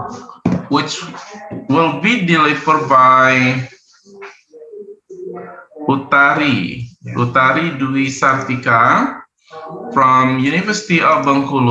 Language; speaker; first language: English; non-native, learner; Indonesian